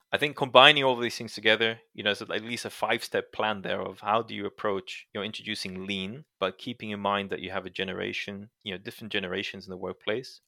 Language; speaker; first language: English; non-native, fluent; Portuguese